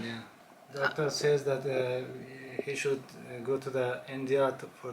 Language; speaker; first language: English; non-native, learner; Hazaragi